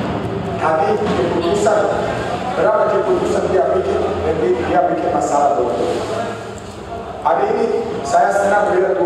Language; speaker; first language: Indonesian; non-native, fluent; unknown